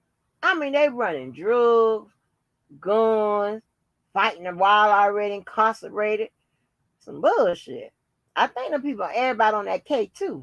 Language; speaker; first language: English; native; English